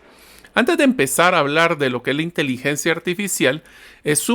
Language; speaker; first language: Spanish; native; Spanish